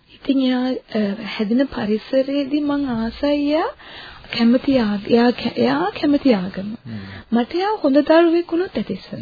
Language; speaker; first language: Sinhala; non-native, local second language; Tamil